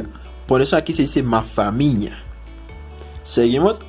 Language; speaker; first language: Spanish; non-native, fluent; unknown